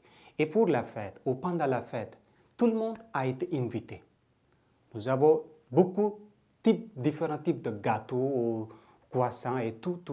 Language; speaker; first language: French; non-native, fluent; Bangla